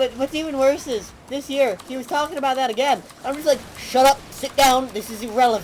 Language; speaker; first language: English; native; English